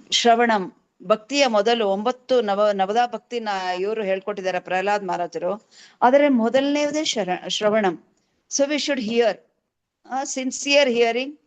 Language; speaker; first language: Kannada; native; Kannada